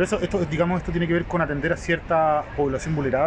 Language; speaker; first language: Spanish; native; Spanish